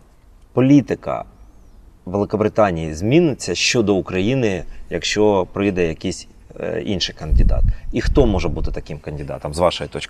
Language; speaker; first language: Ukrainian; native; Ukrainian